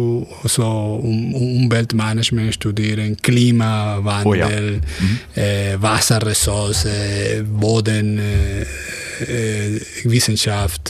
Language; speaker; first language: German; non-native, fluent; Spanish